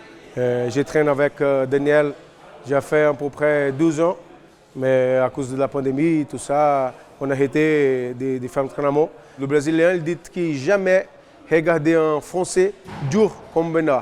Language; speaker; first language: French; non-native, learner; Portuguese